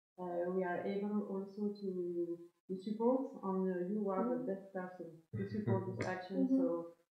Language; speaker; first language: English; non-native, fluent; French